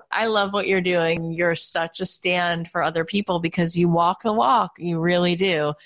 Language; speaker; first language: English; native; English